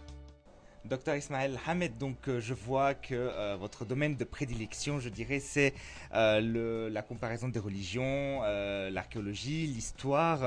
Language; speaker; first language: French; native; French